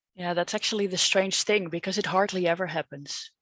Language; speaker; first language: English; non-native, fluent; Dutch